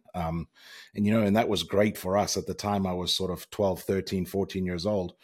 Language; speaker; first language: English; native; English